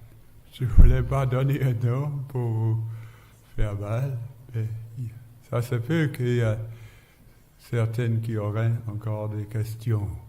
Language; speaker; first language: French; non-native, fluent; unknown